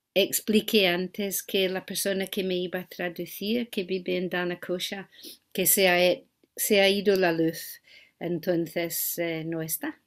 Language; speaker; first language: Spanish; non-native, fluent; English